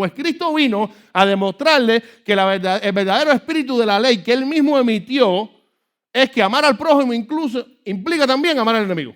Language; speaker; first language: Spanish; native; Spanish